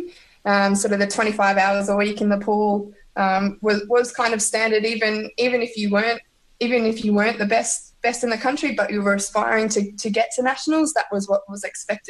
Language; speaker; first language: English; native; English